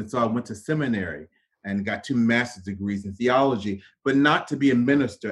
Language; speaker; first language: English; native; English